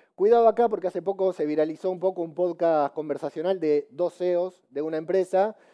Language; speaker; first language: Spanish; native; Spanish